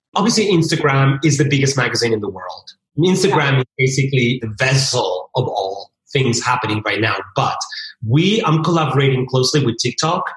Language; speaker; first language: English; early bilingual, other home language; Spanish